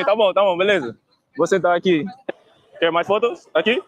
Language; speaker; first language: Portuguese; non-native, learner; English